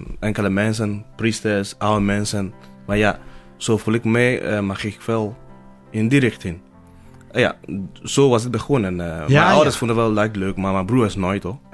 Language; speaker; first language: Dutch; non-native, fluent; Ewe